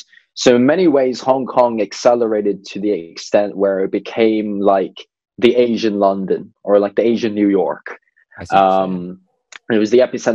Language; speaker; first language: English; non-native, local second language; Cantonese